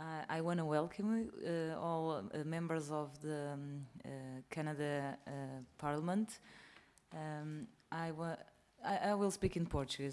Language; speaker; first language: English; non-native, learner; Portuguese